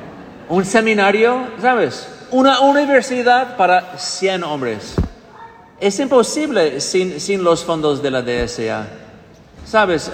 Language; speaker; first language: Spanish; non-native, fluent; English